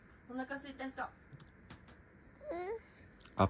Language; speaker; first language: Japanese; native; Japanese